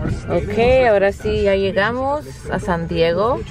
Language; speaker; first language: Spanish; early bilingual, other home language; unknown